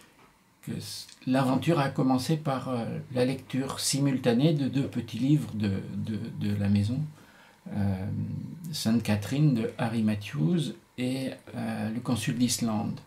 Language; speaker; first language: French; native; French